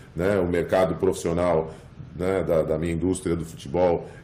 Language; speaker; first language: Portuguese; early bilingual, other home language; English